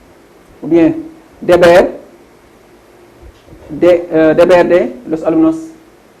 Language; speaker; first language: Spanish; non-native, fluent; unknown